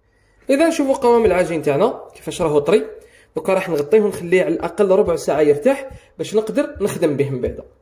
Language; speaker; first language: Arabic; native; Arabic